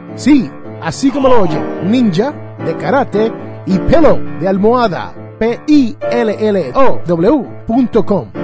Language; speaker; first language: Spanish; early bilingual, heritage; Spanish